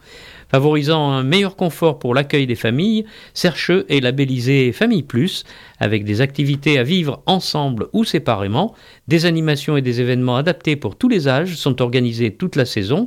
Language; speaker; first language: French; native; French